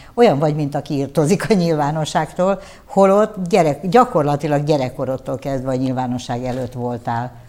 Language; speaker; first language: Hungarian; native; Hungarian